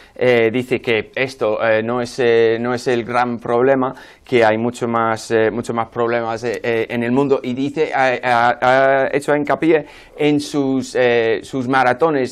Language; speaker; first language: Spanish; non-native, fluent; English